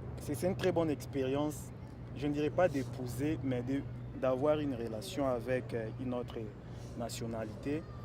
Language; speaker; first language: French; non-native, local second language; Lingala